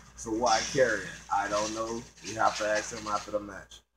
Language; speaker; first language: English; native; English